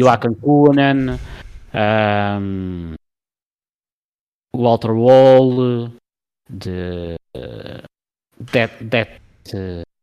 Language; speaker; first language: English; non-native, learner; Portuguese